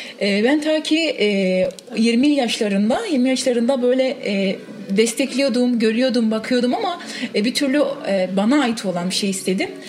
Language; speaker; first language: Turkish; non-native, local second language; Kurdish